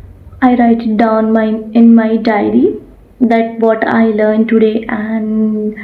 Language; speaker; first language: English; non-native, learner; Odia